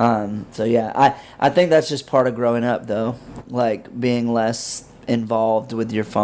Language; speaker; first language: English; native; English